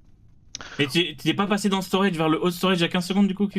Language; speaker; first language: French; native; French